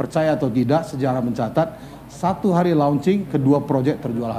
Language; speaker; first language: Indonesian; native; Indonesian